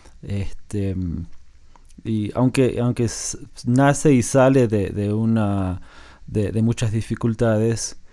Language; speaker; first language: Spanish; non-native, fluent; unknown